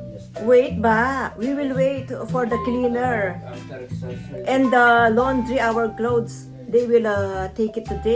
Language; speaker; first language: English; non-native, local second language; Filipino